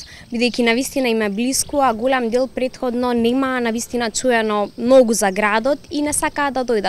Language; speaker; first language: Macedonian; native; Macedonian